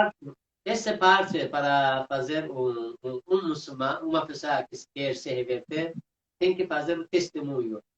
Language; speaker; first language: Portuguese; non-native, fluent; Persian